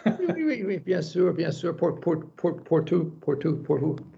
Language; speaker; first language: French; non-native, learner; English